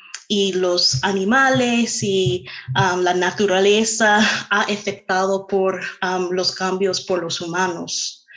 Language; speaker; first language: Spanish; non-native, fluent; English